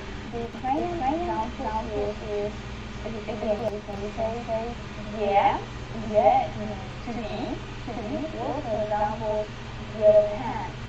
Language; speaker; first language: English; non-native, learner; Ukrainian